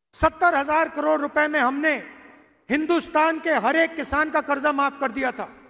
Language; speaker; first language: Hindi; native; Hindi